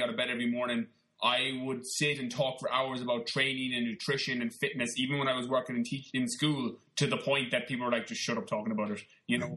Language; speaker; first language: English; native; English